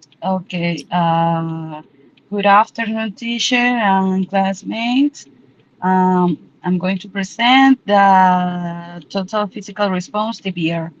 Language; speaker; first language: English; non-native, learner; Spanish